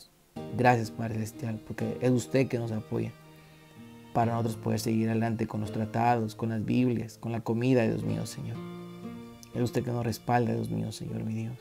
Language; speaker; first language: Spanish; native; Spanish